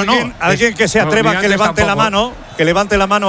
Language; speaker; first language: Spanish; native; Spanish